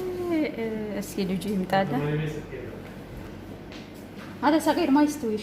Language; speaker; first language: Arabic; non-native, learner; Amharic